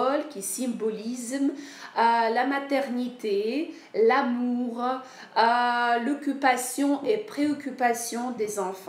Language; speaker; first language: French; non-native, fluent; Ukrainian